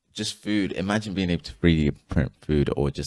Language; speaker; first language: English; native; English